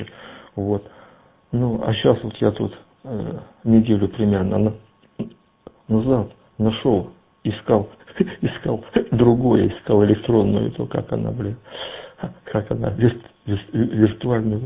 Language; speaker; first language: Russian; native; Russian